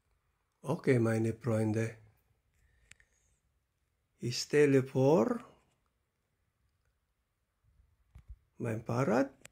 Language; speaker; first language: German; non-native, learner; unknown